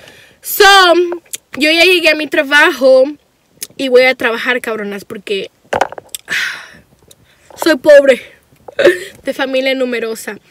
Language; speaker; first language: Spanish; early bilingual, heritage; Spanish